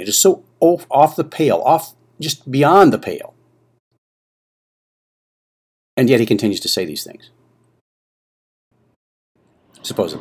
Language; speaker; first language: English; native; English